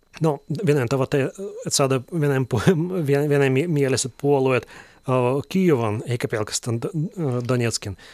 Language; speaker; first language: Finnish; non-native, fluent; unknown